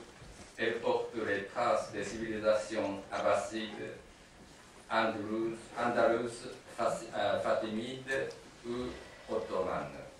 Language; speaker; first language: French; non-native, fluent; Japanese